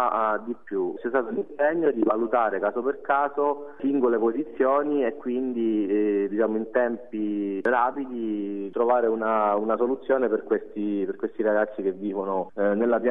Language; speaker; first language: Italian; native; Italian